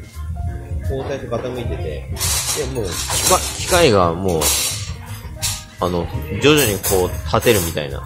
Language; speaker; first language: Japanese; native; Japanese